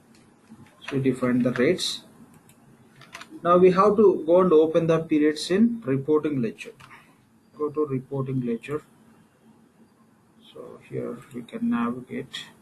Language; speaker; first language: English; non-native, local second language; Telugu